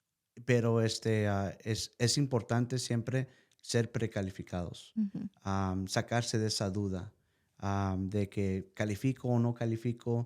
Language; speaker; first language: Spanish; early bilingual, heritage; Spanish